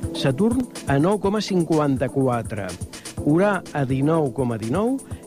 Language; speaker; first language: Catalan; native; Catalan